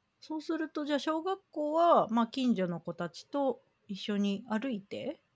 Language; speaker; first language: Japanese; native; Japanese